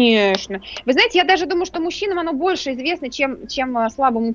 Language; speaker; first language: Russian; native; Russian